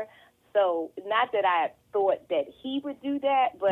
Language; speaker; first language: English; native; English